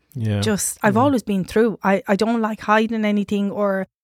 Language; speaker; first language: English; non-native, fluent; Italian